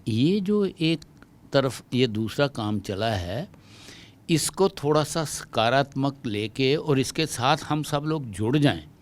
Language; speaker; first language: Hindi; non-native, local second language; Dogri